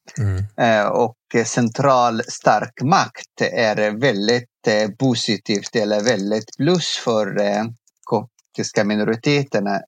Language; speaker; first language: Swedish; non-native, fluent; Arabic